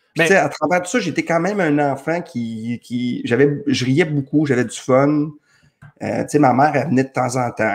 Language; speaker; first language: French; native; French